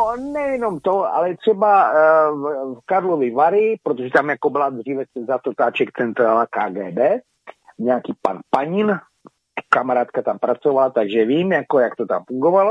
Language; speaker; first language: Czech; native; Czech